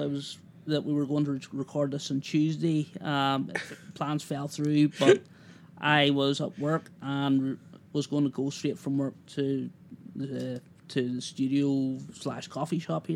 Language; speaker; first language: English; native; English